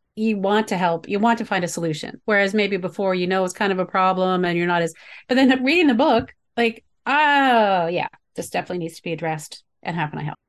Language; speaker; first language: English; native; English